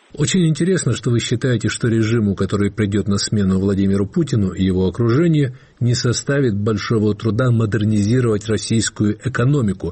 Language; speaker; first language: Russian; native; Russian